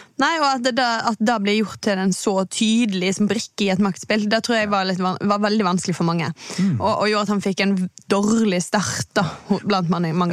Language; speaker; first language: Norwegian; native; Norwegian